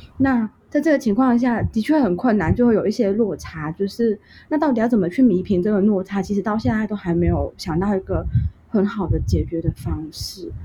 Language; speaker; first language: Chinese; non-native, local second language; Cantonese